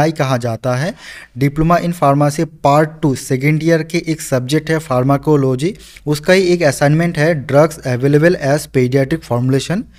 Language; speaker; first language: Hindi; non-native, local second language; Bangla